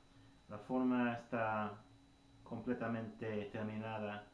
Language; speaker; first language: Spanish; non-native, learner; English